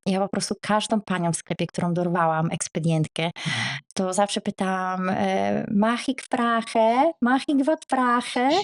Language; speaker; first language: Polish; native; Polish